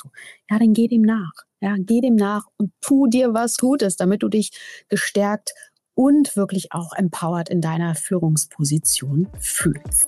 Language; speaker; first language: German; native; German